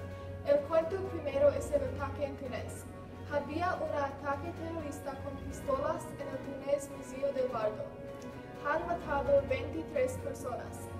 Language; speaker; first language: Spanish; non-native, learner; English